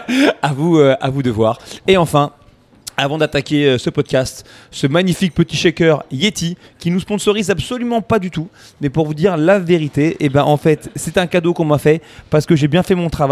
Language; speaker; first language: French; native; French